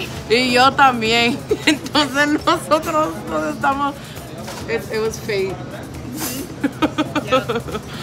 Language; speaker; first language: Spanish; non-native, fluent; English